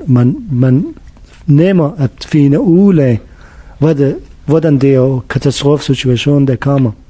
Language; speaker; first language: Danish; non-native, learner; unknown